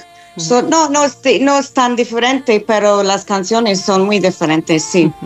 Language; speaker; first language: Spanish; non-native, fluent; English